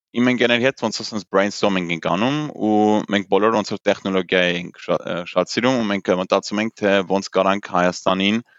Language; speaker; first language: Armenian; early bilingual, heritage; Armenian